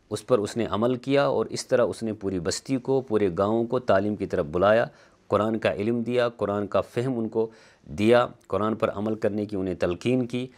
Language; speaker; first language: Urdu; native; Urdu